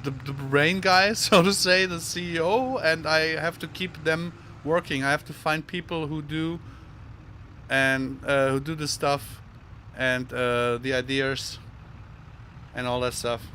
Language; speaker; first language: English; non-native, fluent; German